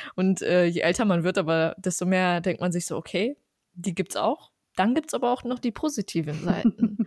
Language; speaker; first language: German; early bilingual, other home language; Armenian